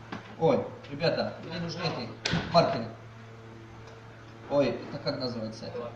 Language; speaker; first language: Russian; non-native, fluent; Tajik